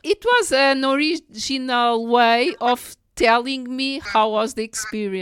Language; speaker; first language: English; non-native, fluent; Portuguese